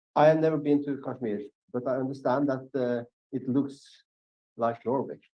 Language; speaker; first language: English; non-native, fluent; Norwegian